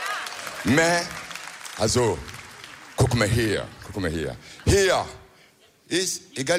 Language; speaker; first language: German; non-native, learner; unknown